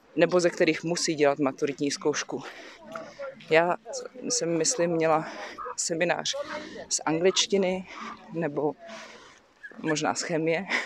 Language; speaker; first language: Czech; native; Czech